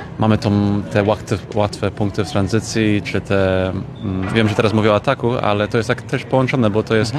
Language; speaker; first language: Polish; early bilingual, heritage; English